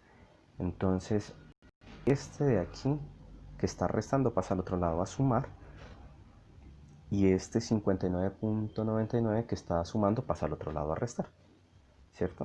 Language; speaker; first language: Spanish; native; Spanish